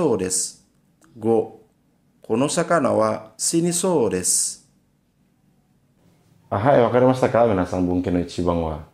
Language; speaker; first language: Japanese; non-native, learner; Indonesian